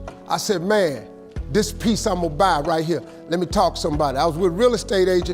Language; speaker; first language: English; native; English